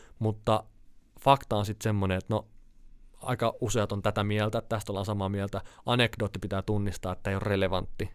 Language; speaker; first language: Finnish; native; Finnish